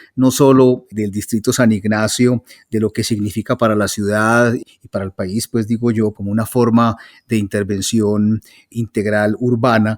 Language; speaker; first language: Spanish; native; Spanish